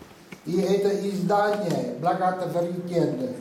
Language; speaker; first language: Russian; non-native, fluent; Vietnamese